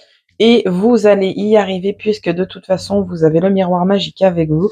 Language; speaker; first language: French; native; French